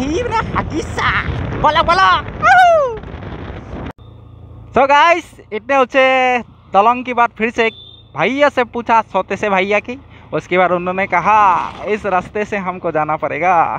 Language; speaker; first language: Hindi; non-native, local second language; Assamese